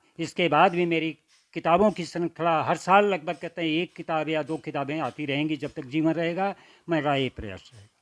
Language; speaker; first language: Hindi; native; Hindi